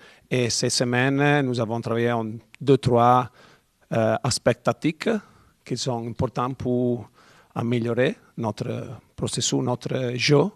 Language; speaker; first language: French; non-native, learner; Italian